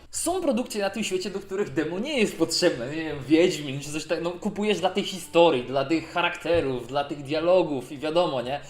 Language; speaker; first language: Polish; native; Polish